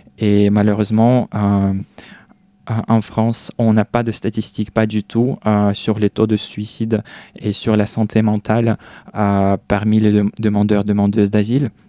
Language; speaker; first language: French; non-native, fluent; Russian